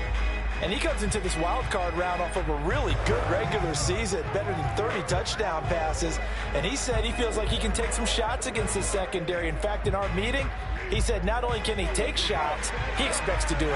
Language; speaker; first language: English; native; English